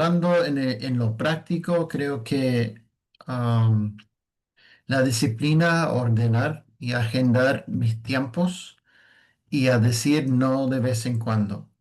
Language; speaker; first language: Spanish; non-native, fluent; English